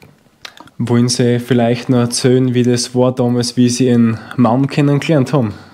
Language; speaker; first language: German; native; German